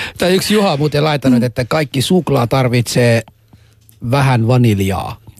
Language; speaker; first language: Finnish; early bilingual, other home language; Somali